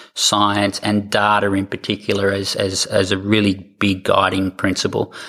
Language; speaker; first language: English; native; English